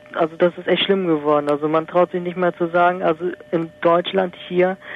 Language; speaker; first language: German; early bilingual, other home language; Turkish